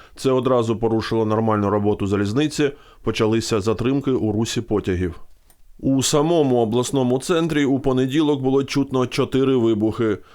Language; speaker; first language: Ukrainian; native; Ukrainian